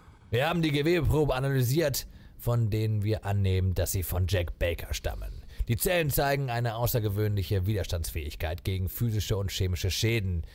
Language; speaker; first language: German; native; German